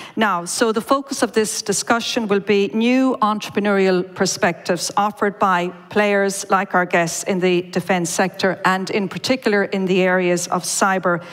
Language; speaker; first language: English; native; English